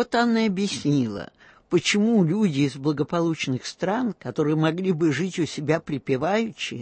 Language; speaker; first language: Russian; native; Russian